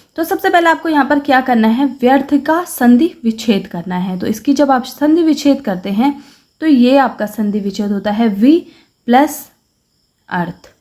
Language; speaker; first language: Hindi; native; Hindi